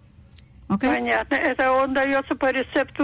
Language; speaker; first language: Russian; native; Russian